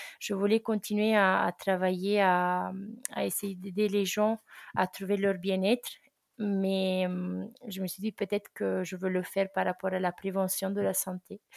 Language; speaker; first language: French; non-native, fluent; Italian